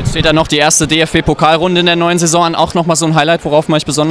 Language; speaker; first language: German; native; German